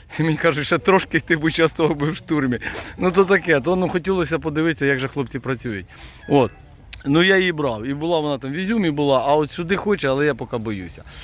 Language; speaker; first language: Ukrainian; non-native, local second language; Russian